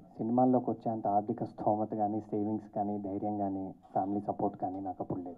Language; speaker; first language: Telugu; native; Telugu